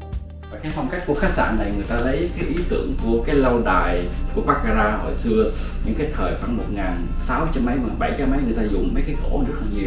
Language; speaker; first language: Vietnamese; native; Vietnamese